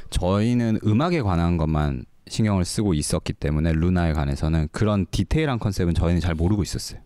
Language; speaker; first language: Korean; native; Korean